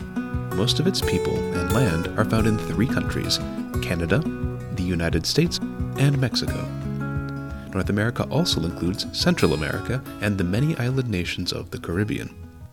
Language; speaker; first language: English; native; English